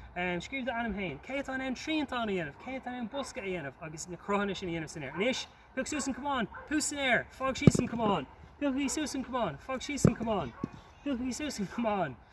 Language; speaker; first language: Irish; non-native, local second language; English